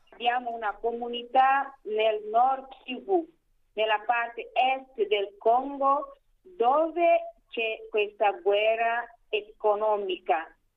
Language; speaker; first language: Italian; non-native, fluent; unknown